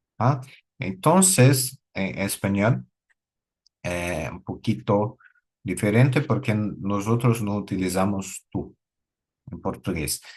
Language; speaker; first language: Spanish; non-native, learner; Portuguese